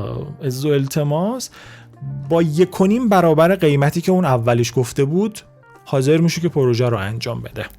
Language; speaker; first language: Persian; native; Persian